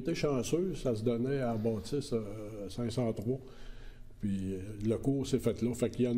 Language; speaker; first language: French; native; French